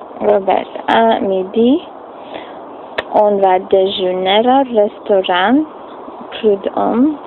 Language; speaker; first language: French; non-native, learner; English